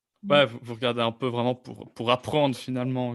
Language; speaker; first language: French; native; French